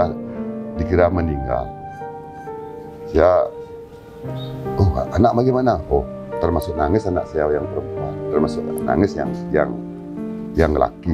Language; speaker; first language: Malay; non-native, local second language; Balinese